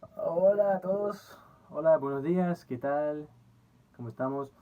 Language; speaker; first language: Spanish; non-native, fluent; English